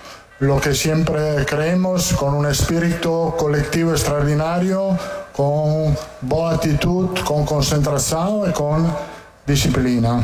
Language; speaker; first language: Portuguese; non-native, fluent; Italian